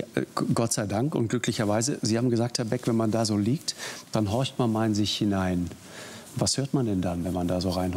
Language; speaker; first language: German; native; German